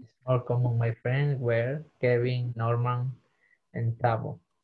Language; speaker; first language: English; non-native, learner; Spanish